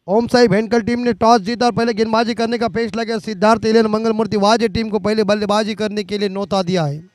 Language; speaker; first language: Hindi; non-native, local second language; Marathi